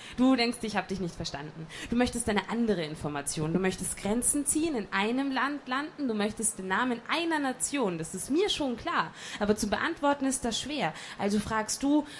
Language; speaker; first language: German; native; German